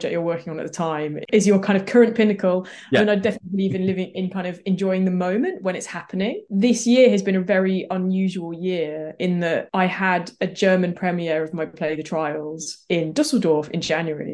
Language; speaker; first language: English; native; English